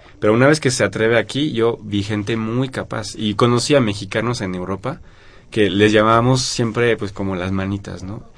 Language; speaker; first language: Spanish; non-native, fluent; French